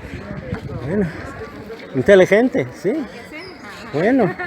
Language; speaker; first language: Spanish; non-native, learner; English